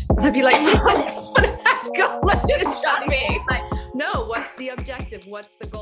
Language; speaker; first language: English; native; English